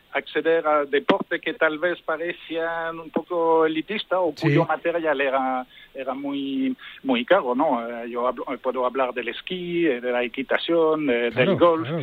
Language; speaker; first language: Spanish; non-native, fluent; French